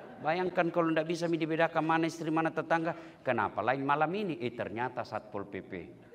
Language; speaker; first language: Indonesian; non-native, local second language; Buginese